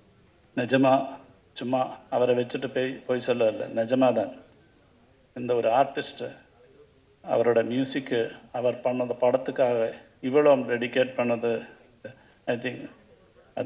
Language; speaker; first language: Tamil; non-native, learner; Malayalam